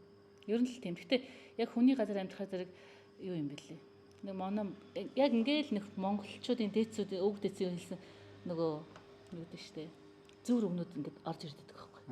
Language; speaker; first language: Mongolian; native; Mongolian